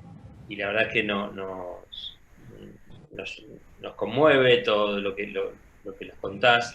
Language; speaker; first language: Spanish; native; Spanish